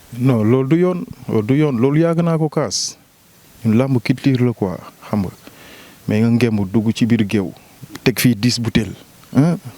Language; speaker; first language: Wolof; non-native, local second language; Jola-Fonyi